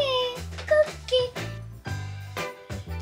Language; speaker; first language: Japanese; early bilingual, heritage; Japanese